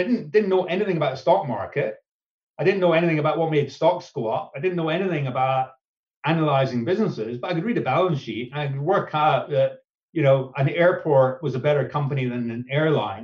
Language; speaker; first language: English; native; English